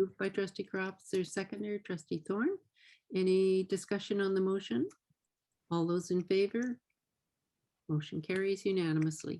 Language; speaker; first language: English; native; English